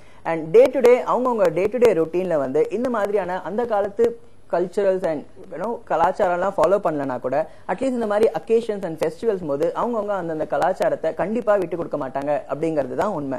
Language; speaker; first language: Tamil; native; Tamil